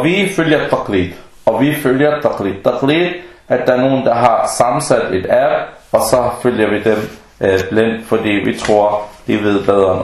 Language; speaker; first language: Danish; early bilingual, other home language; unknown